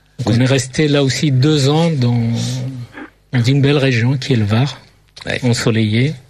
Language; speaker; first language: French; early bilingual, other home language; Arabic